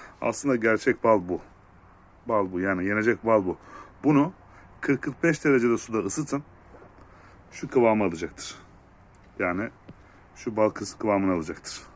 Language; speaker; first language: Turkish; native; Turkish